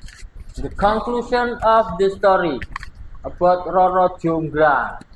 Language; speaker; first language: English; non-native, learner; Indonesian